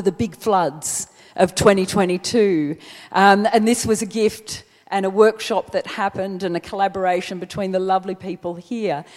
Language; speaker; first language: English; native; English